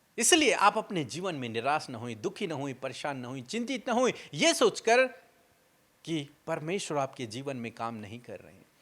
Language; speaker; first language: Hindi; native; Hindi